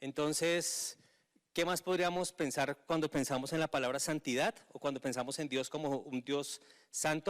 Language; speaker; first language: Spanish; native; Spanish